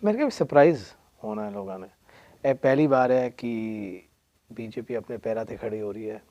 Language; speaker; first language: Hindi; non-native, local second language; Punjabi